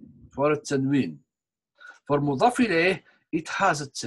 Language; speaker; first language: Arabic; non-native, fluent; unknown